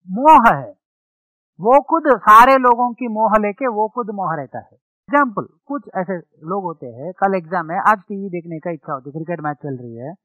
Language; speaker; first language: Hindi; non-native, local second language; Telugu